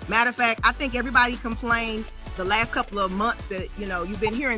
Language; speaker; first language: English; native; English